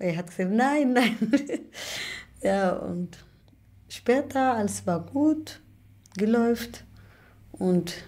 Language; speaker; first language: German; non-native, learner; Somali